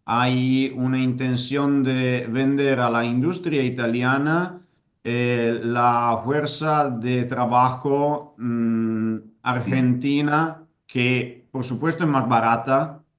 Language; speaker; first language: Spanish; non-native, fluent; Italian